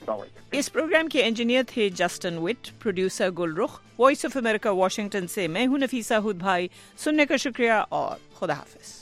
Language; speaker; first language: Urdu; native; Urdu